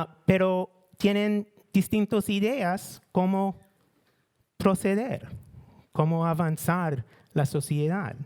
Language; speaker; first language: Spanish; non-native, learner; English